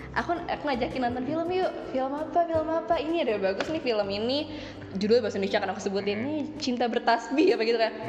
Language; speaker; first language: Indonesian; native; Indonesian